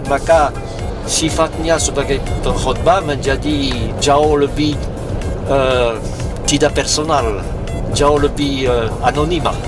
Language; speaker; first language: Indonesian; non-native, fluent; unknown